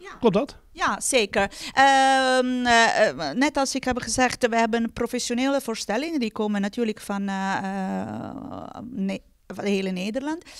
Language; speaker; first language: Dutch; non-native, fluent; Italian